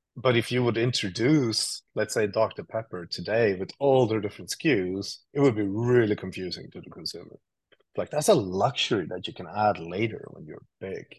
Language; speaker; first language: English; non-native, fluent; Swedish